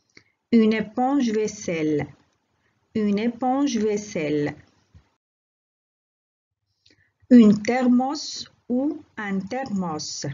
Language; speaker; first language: French; non-native, local second language; Arabic